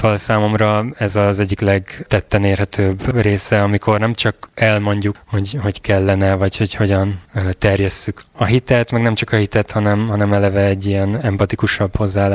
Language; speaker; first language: Hungarian; native; Hungarian